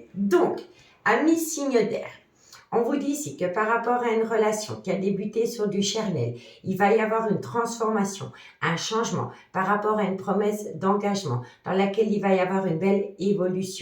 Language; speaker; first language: French; native; French